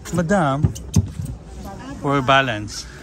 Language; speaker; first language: English; non-native, local second language; Filipino